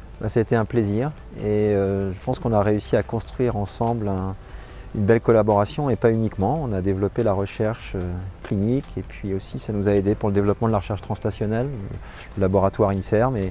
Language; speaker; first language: French; native; French